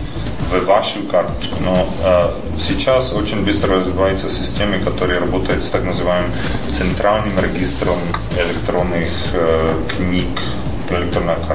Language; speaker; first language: Russian; non-native, fluent; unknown